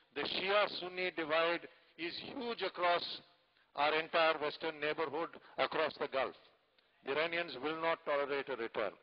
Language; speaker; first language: English; non-native, local second language; Tamil